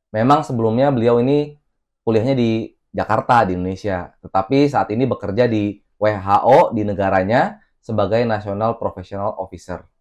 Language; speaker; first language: Indonesian; native; Indonesian